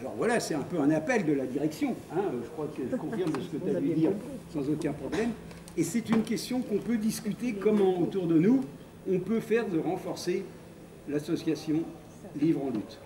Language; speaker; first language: French; native; French